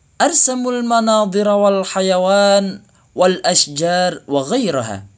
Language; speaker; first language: Arabic; non-native, learner; Indonesian